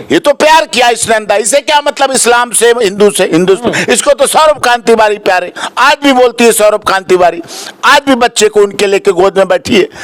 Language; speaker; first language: Hindi; native; Hindi